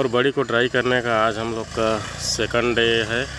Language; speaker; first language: Hindi; native; Hindi